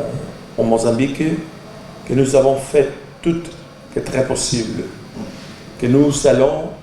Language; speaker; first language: French; non-native, learner; Portuguese